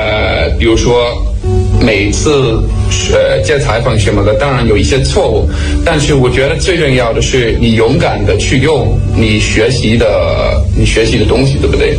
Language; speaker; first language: Chinese; non-native, fluent; Danish